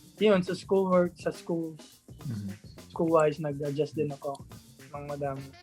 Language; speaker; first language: Filipino; non-native, local second language; Surigaonon